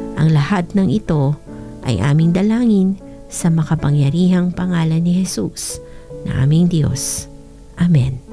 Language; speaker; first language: Filipino; non-native, local second language; Bikol